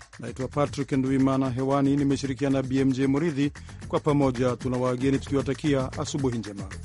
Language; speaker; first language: Swahili; non-native, local second language; Rundi